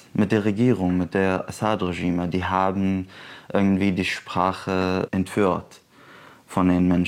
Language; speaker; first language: German; non-native, fluent; Arabic